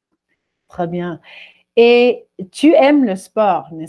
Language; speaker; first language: French; non-native, fluent; Spanish